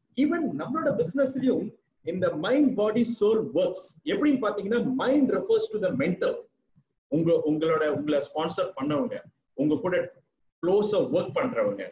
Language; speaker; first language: English; non-native, local second language; Tamil